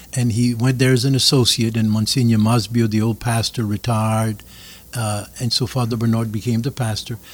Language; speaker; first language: English; early bilingual, other home language; French